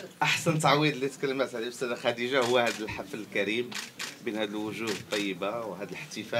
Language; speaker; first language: Arabic; native; Arabic